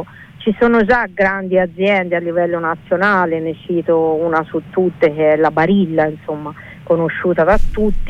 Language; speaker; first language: Italian; native; Italian